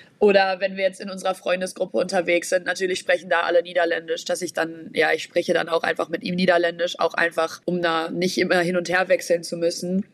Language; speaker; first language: German; native; German